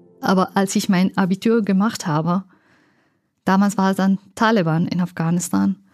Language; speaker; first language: German; non-native, learner; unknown